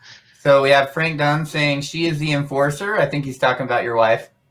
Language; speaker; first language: English; native; English